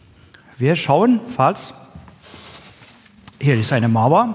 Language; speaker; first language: German; non-native, learner; Persian